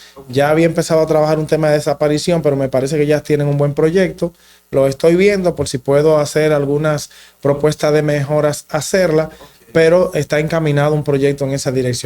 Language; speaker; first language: Spanish; native; Spanish